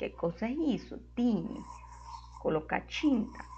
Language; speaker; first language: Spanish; non-native, fluent; Portuguese